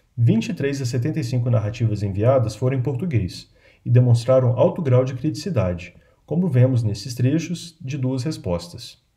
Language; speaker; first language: Portuguese; native; Portuguese